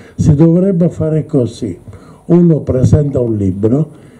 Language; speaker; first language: Italian; native; Italian